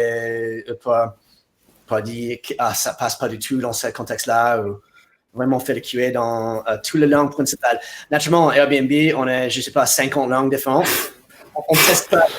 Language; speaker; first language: French; non-native, fluent; English